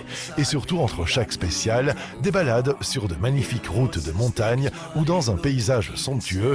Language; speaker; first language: French; native; French